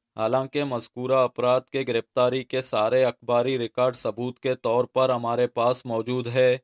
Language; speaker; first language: Urdu; non-native, local second language; Baluchi